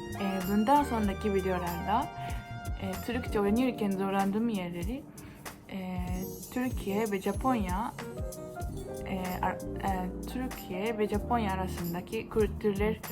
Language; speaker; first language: Turkish; non-native, fluent; Japanese